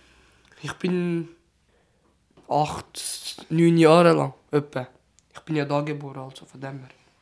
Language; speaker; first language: German; early bilingual, other home language; Turkish